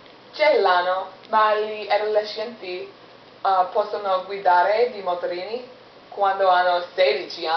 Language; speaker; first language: Italian; non-native, learner; English